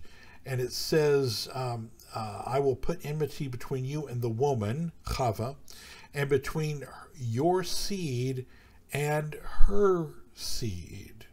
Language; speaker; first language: English; native; English